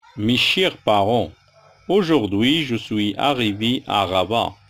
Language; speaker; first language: French; non-native, local second language; Arabic